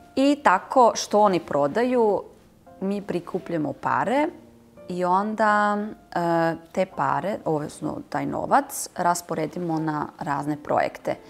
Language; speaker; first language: Serbian; non-native, fluent; German